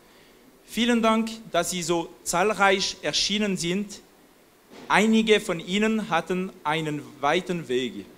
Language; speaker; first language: German; non-native, fluent; French